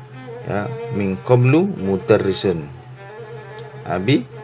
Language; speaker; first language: Arabic; non-native, fluent; Indonesian